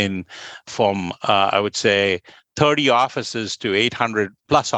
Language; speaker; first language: English; non-native, local second language; Bangla